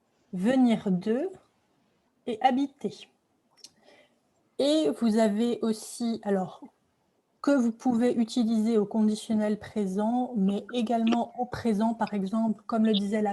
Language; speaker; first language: French; native; French